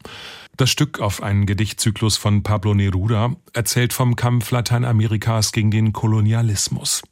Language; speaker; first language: German; native; German